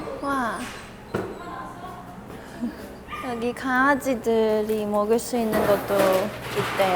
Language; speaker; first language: Korean; non-native, fluent; Chinese